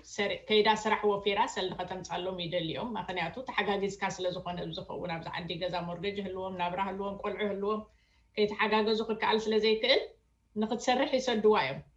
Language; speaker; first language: Tigrinya; native; Tigrinya